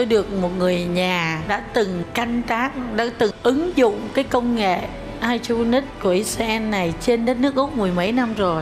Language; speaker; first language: Vietnamese; native; Vietnamese